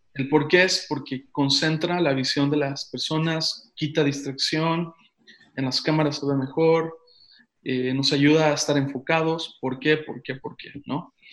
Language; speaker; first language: Spanish; native; Spanish